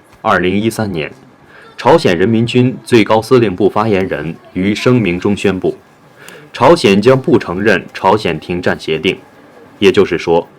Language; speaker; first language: Chinese; native; Chinese